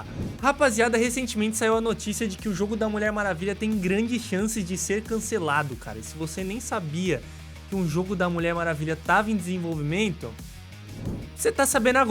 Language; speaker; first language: Portuguese; native; Portuguese